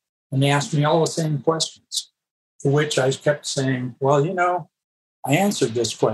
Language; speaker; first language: English; native; English